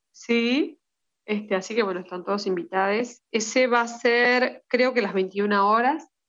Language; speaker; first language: Spanish; early bilingual, heritage; Spanish